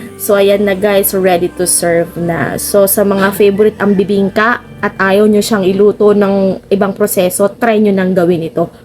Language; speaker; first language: Filipino; non-native, local second language; Iloko